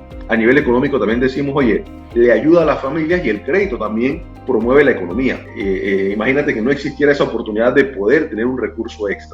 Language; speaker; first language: Spanish; native; Spanish